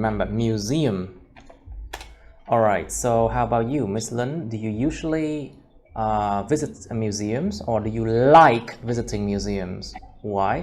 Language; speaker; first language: English; non-native, fluent; Vietnamese